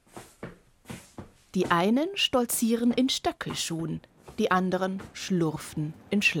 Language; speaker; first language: German; native; German